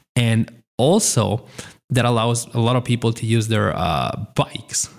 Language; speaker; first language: English; non-native, fluent; Italian